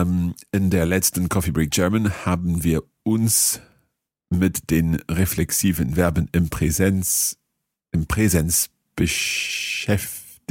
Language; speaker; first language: German; non-native, learner; English